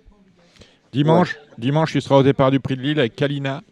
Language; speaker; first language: French; native; French